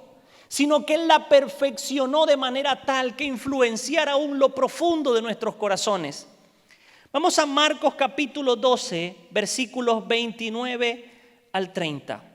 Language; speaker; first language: Spanish; native; Spanish